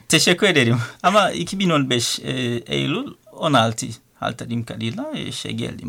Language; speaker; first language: Turkish; non-native, learner; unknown